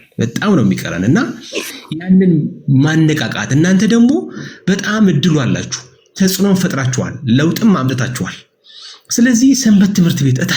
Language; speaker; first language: Amharic; native; Amharic